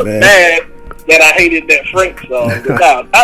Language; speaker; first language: English; native; English